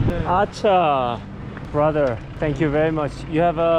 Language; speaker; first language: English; non-native, learner; Korean